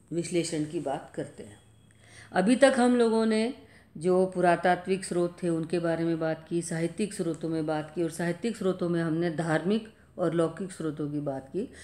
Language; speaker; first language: Hindi; native; Hindi